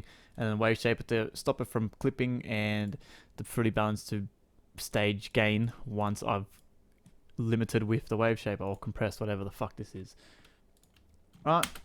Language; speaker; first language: English; native; English